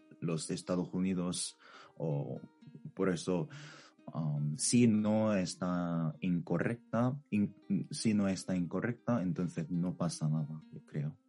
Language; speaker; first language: Spanish; non-native, fluent; Korean